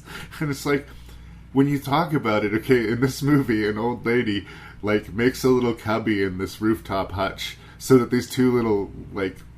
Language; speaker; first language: English; native; English